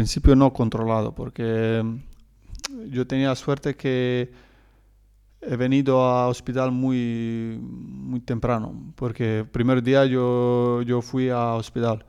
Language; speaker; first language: Spanish; non-native, learner; Croatian